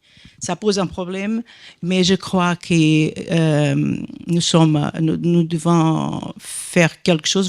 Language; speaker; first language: French; non-native, fluent; Portuguese